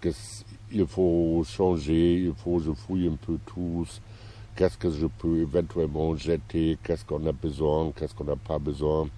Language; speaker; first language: French; non-native, fluent; German